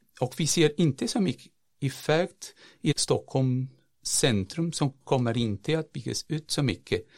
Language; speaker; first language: Swedish; non-native, fluent; Portuguese